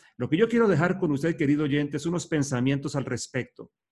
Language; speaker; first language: Spanish; native; Spanish